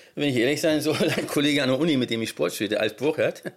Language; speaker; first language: German; early bilingual, heritage; German